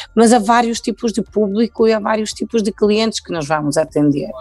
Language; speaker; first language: Portuguese; non-native, fluent; Polish